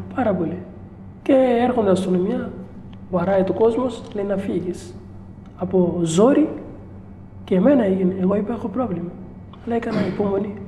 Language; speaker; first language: Greek; non-native, learner; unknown